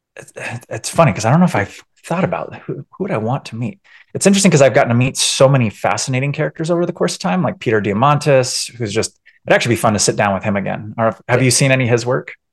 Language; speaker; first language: English; native; English